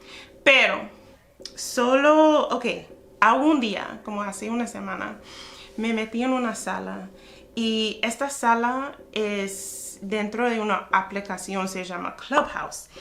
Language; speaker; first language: Spanish; non-native, fluent; English